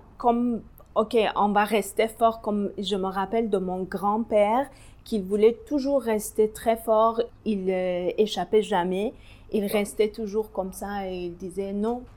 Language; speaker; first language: French; non-native, fluent; Persian